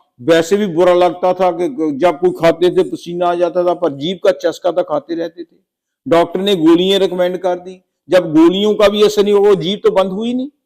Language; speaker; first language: Hindi; native; Hindi